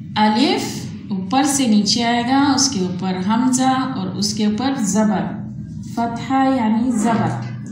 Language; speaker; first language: Urdu; native; Urdu